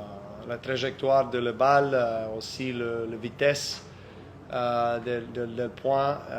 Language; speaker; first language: French; non-native, fluent; Serbian